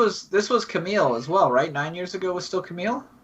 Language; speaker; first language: English; native; English